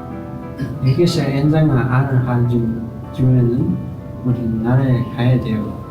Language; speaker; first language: Korean; non-native, learner; Nepali